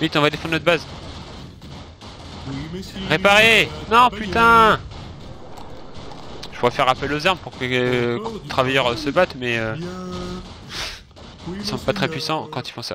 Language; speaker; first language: French; native; French